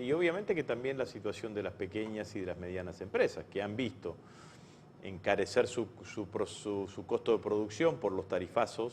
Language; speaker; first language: Spanish; native; Spanish